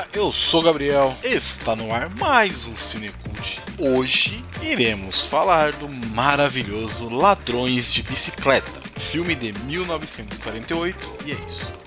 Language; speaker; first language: Portuguese; native; Portuguese